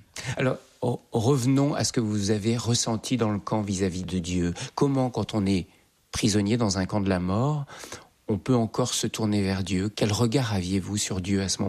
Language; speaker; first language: French; native; French